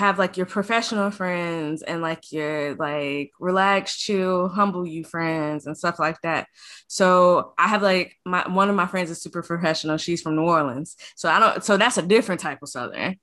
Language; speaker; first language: English; native; English